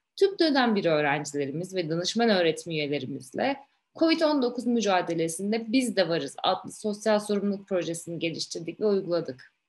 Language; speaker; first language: Turkish; native; Turkish